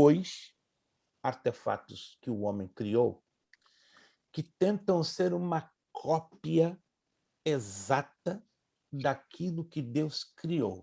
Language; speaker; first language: Portuguese; native; Portuguese